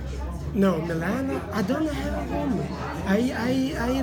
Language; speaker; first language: English; non-native, learner; Italian